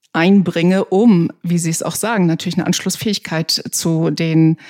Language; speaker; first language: German; native; German